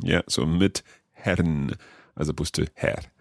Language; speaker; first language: German; non-native, learner; English